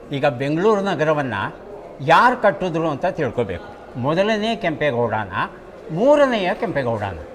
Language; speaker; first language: Kannada; native; Kannada